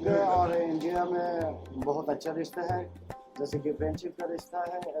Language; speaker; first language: Hindi; non-native, local second language; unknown